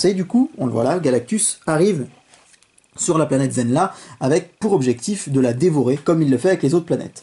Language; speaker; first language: French; native; French